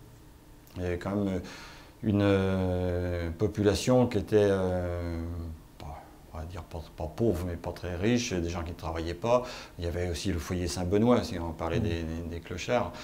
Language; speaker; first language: French; native; French